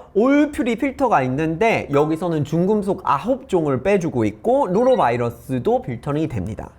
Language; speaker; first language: Korean; non-native, fluent; English